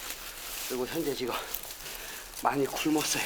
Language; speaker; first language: Korean; native; Korean